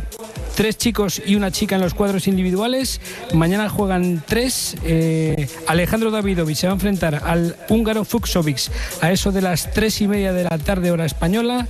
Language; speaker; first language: Spanish; native; Spanish